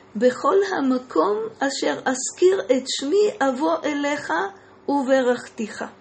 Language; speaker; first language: Hebrew; non-native, fluent; Russian